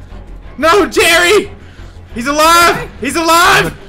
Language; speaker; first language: English; native; English